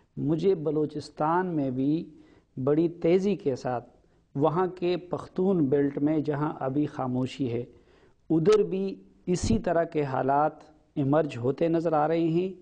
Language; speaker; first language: Urdu; non-native, local second language; Pashto